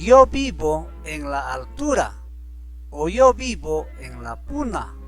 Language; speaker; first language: Spanish; non-native, local second language; Quechua